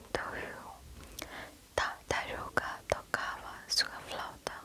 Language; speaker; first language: Portuguese; non-native, learner; English